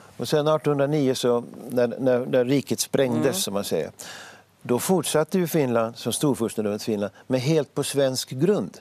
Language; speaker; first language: Swedish; native; Swedish